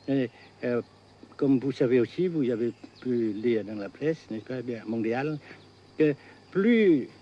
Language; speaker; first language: French; non-native, local second language; Vietnamese